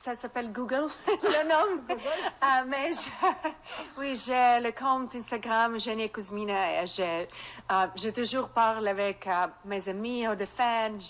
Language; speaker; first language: French; non-native, learner; Russian